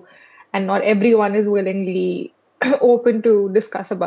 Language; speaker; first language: English; non-native, local second language; Hindi